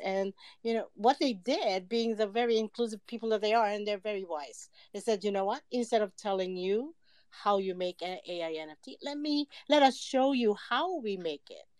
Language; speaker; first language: English; non-native, local second language; Filipino